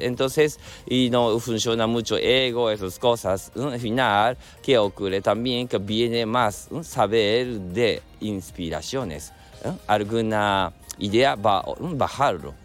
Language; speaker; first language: Spanish; non-native, learner; Japanese